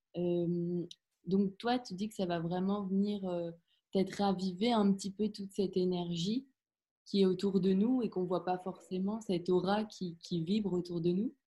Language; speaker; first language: French; native; French